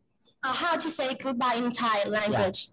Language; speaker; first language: English; non-native, learner; Thai